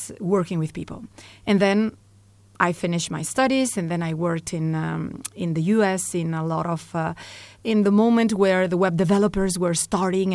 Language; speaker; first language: English; non-native, fluent; Spanish